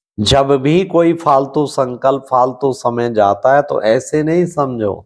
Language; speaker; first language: Hindi; native; Hindi